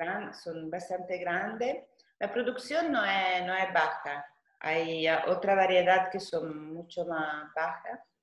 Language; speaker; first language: Spanish; non-native, fluent; Italian